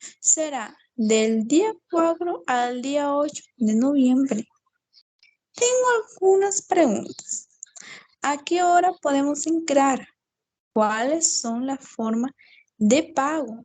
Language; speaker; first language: Spanish; non-native, learner; Portuguese